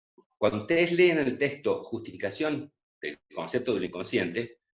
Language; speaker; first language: Spanish; native; Spanish